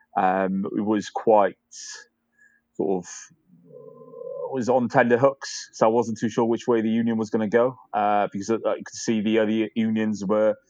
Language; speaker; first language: English; native; English